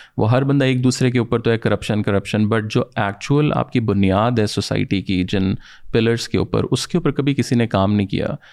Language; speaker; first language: Urdu; native; Urdu